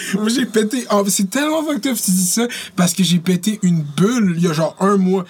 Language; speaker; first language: French; early bilingual, other home language; Arabic